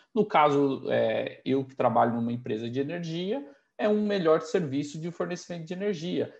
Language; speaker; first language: Portuguese; native; Portuguese